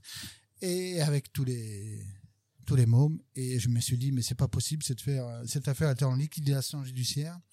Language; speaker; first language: French; native; French